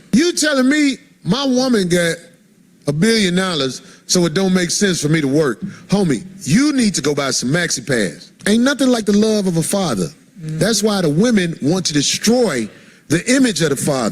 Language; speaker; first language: English; native; English